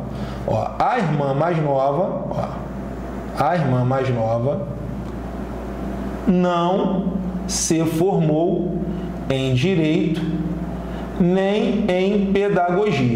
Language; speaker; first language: Portuguese; native; Portuguese